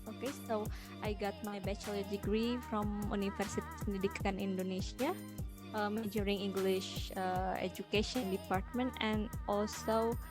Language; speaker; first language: English; non-native, fluent; Indonesian